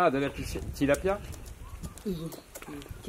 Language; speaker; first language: French; native; French